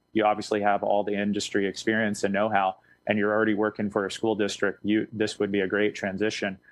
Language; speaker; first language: English; native; English